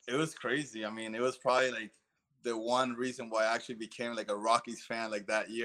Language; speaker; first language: English; early bilingual, other home language; Spanish